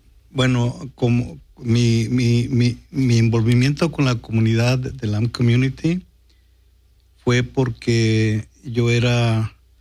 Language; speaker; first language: Spanish; native; Spanish